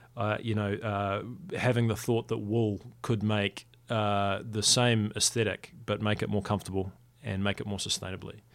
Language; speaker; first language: English; native; English